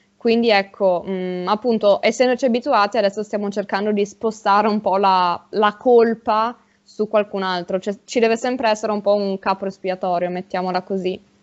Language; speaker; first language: Italian; native; Italian